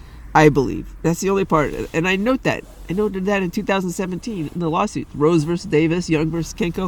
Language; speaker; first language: English; native; English